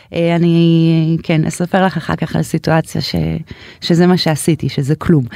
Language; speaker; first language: Hebrew; native; Hebrew